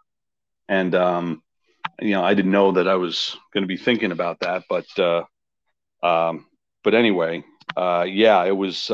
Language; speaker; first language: English; native; English